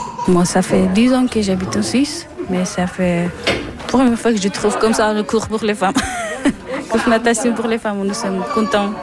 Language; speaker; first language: French; non-native, learner; Persian